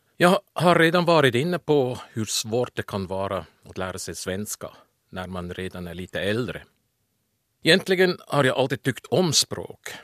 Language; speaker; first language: Swedish; non-native, fluent; German